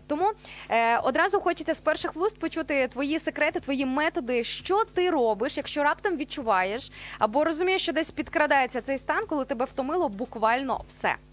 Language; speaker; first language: Ukrainian; native; Ukrainian